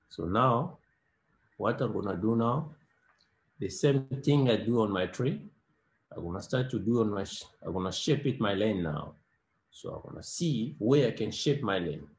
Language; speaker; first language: English; non-native, learner; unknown